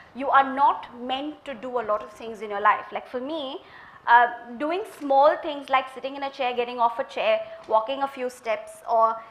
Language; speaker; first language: English; non-native, local second language; Malayalam